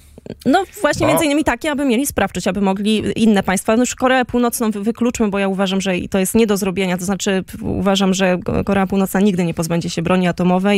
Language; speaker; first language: Polish; native; Polish